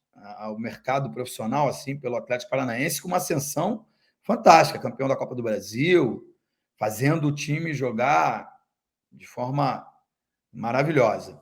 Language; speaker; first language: Portuguese; native; Portuguese